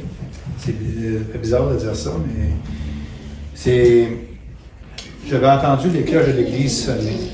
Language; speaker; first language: French; native; French